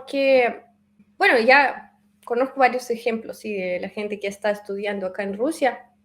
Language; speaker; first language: Spanish; non-native, fluent; Russian